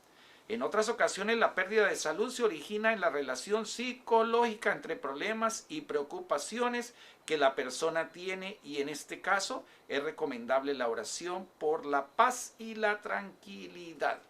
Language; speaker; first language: Spanish; native; Spanish